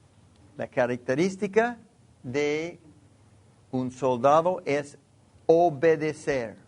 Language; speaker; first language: Spanish; non-native, learner; English